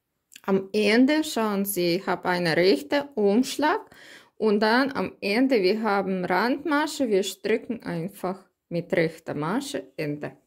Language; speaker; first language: German; non-native, learner; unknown